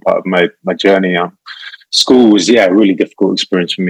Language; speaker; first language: English; native; English